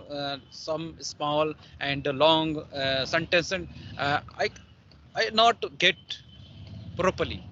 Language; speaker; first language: English; non-native, learner; Hindi